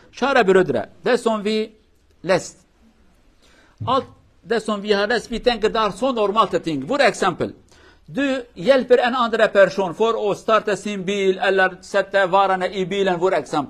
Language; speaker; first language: Swedish; non-native, learner; Kurdish